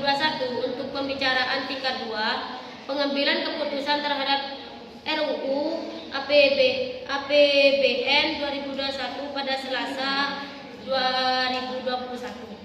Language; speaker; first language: Indonesian; native; Indonesian